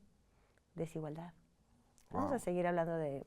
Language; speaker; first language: Spanish; native; Spanish